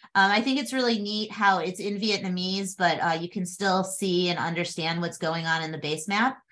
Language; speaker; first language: English; native; English